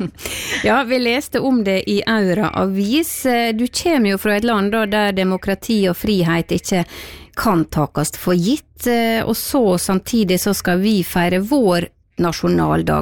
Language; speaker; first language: Norwegian; native; Norwegian